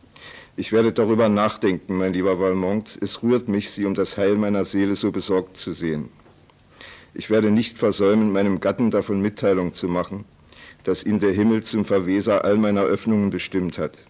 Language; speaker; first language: German; native; German